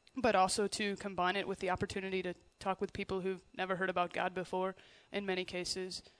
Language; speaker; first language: English; native; English